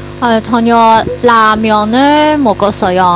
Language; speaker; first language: Korean; non-native, learner; Chinese